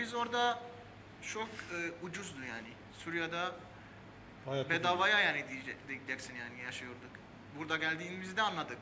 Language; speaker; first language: Turkish; early bilingual, heritage; Armenian